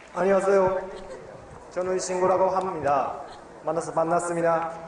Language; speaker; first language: Korean; non-native, learner; Japanese